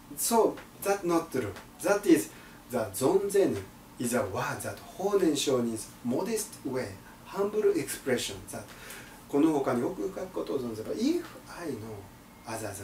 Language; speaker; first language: English; non-native, fluent; Japanese